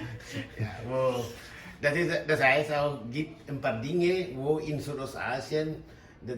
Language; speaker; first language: German; non-native, learner; Indonesian